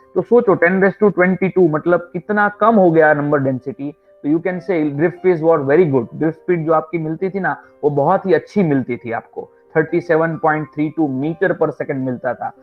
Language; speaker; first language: Hindi; non-native, local second language; Gujarati